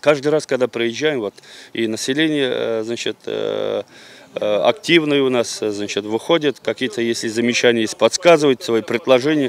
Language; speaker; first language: Russian; non-native, local second language; Tatar